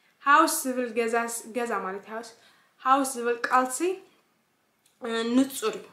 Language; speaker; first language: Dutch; non-native, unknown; Tigrinya